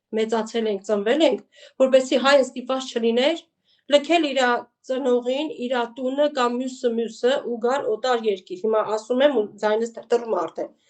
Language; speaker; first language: Armenian; native; Armenian